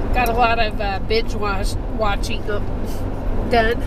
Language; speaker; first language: English; native; English